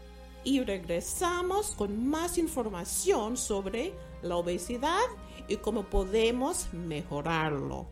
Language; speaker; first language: Spanish; non-native, fluent; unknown